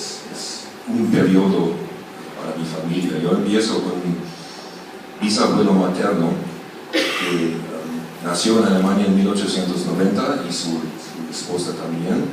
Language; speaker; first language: Spanish; non-native, fluent; German